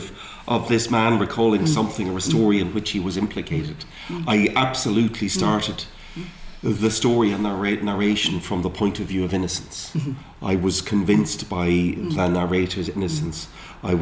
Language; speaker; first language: English; native; English